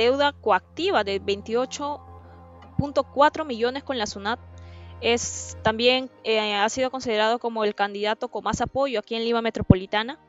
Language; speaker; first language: Spanish; native; Spanish